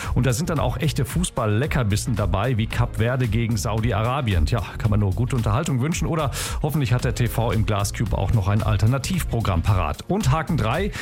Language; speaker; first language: German; native; German